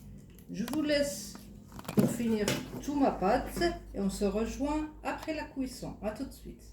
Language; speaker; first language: French; non-native, fluent; Arabic